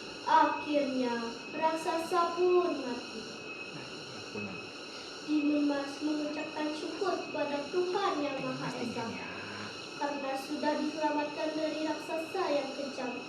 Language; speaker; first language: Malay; non-native, local second language; Balinese